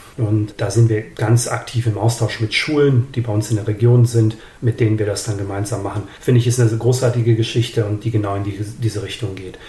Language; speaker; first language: German; early bilingual, other home language; Serbian